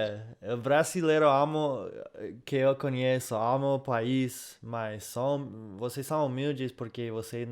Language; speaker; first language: Portuguese; non-native, fluent; English